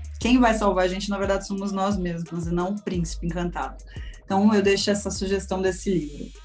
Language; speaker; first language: Portuguese; native; Portuguese